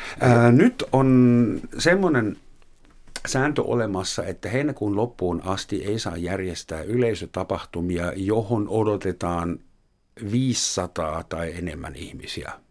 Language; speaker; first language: Finnish; non-native, fluent; German